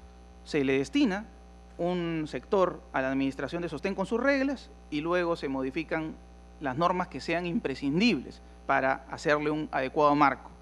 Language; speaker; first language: Spanish; native; Spanish